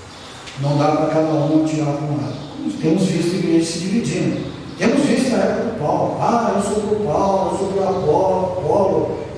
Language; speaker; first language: Portuguese; native; Portuguese